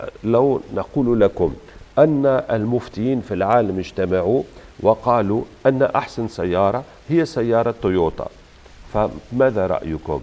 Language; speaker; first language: Arabic; native; Arabic